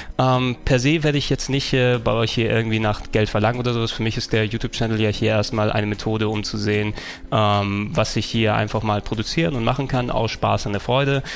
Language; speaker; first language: German; native; German